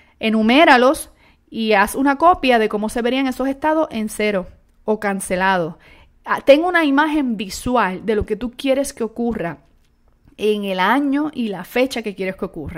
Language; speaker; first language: Spanish; native; Spanish